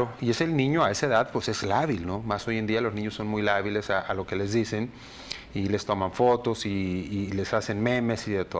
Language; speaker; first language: Spanish; native; Spanish